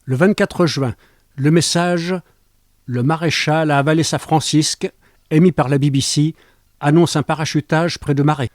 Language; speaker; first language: French; native; French